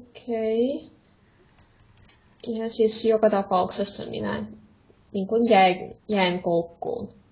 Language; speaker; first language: Finnish; non-native, fluent; Russian